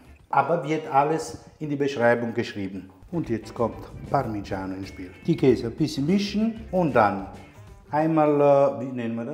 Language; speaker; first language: German; non-native, fluent; Italian